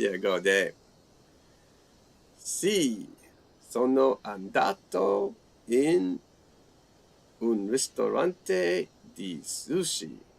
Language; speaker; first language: Italian; non-native, learner; English